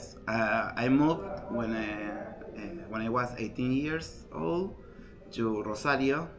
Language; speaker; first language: English; non-native, learner; Spanish